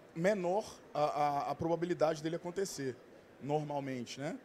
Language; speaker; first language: Portuguese; native; Portuguese